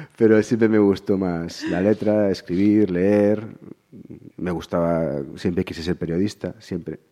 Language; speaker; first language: Spanish; native; Spanish